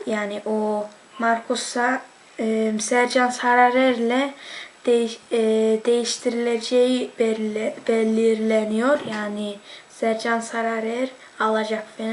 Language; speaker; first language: Turkish; early bilingual, heritage; Turkish